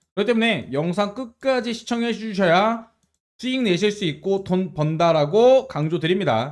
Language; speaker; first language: Korean; native; Korean